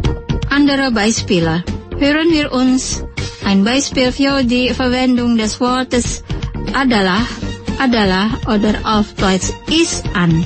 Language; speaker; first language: German; non-native, fluent; Indonesian